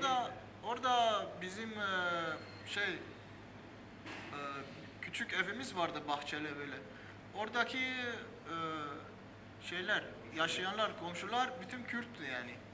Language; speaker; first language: Turkish; early bilingual, heritage; Armenian